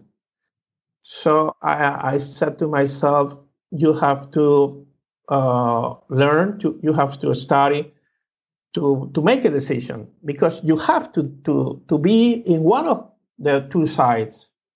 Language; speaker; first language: English; non-native, learner; Spanish